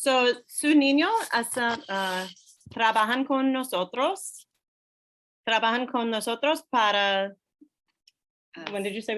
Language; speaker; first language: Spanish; non-native, learner; English